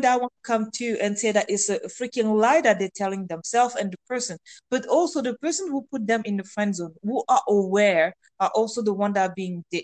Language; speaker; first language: English; non-native, fluent; French